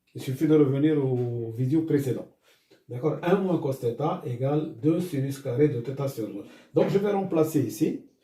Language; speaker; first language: French; non-native, local second language; Arabic